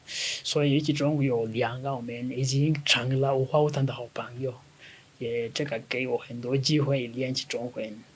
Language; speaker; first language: Chinese; non-native, fluent; Kinyarwanda